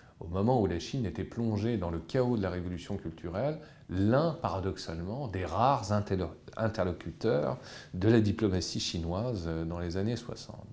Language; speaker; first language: French; native; French